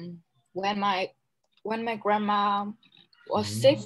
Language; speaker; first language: English; non-native, learner; Vietnamese